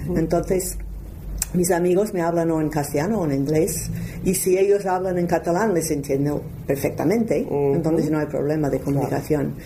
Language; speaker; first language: Spanish; non-native, fluent; English